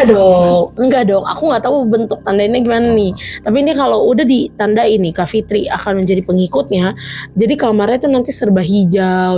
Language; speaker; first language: Indonesian; native; Indonesian